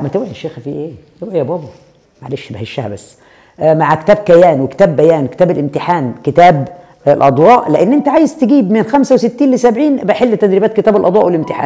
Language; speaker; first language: Arabic; native; Arabic